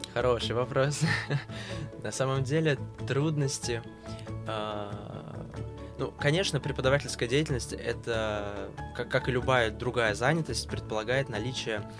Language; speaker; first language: Russian; native; Russian